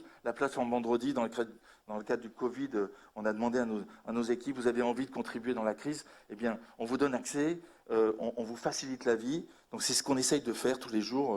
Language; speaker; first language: French; native; French